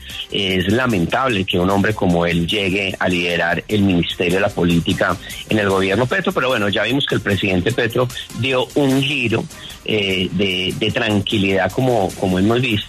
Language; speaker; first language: Spanish; native; Spanish